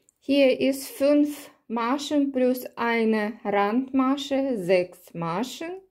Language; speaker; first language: German; non-native, learner; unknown